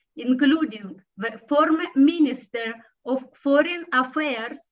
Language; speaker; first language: English; non-native, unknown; Russian